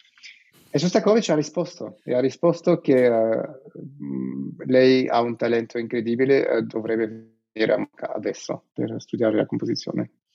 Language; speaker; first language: Italian; non-native, fluent; Russian